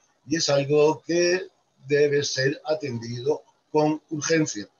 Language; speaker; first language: Spanish; native; Spanish